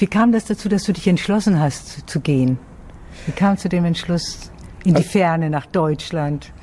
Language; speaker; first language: German; non-native, learner; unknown